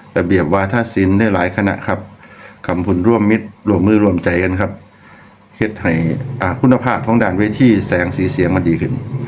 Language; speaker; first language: Thai; non-native, local second language; Lao